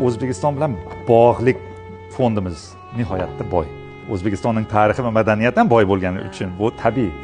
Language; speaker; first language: Uzbek; non-native, fluent; English